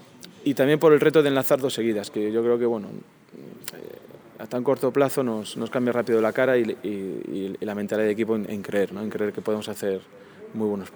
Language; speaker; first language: Spanish; native; Spanish